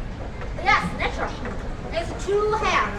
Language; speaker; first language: English; non-native, learner; Chinese